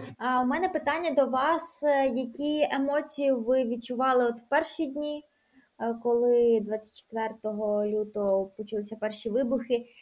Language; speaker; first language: Ukrainian; native; Ukrainian